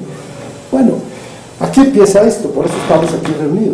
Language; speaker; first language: Spanish; native; Spanish